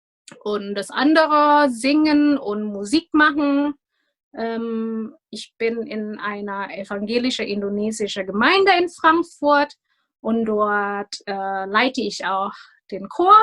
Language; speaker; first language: German; non-native, fluent; Indonesian